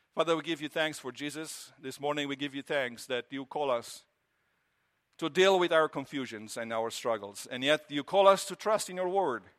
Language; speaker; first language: English; non-native, fluent; Romanian